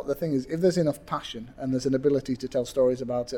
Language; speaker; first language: English; native; English